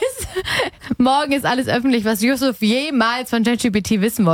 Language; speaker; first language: German; native; German